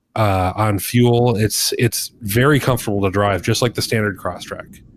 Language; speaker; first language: English; native; English